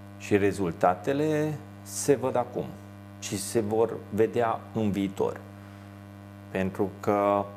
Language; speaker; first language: Romanian; non-native, local second language; Hungarian